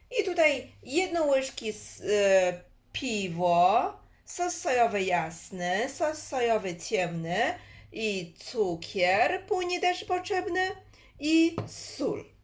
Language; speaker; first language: Polish; non-native, learner; Chinese